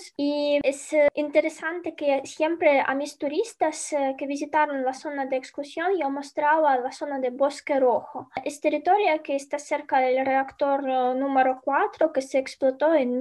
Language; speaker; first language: Spanish; non-native, fluent; Ukrainian